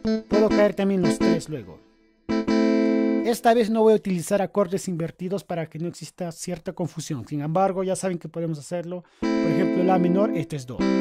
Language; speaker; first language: Spanish; native; Spanish